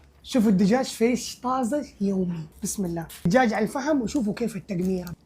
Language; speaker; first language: Arabic; native; Arabic